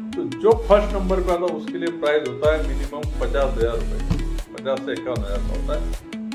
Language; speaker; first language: Hindi; non-native, local second language; Marathi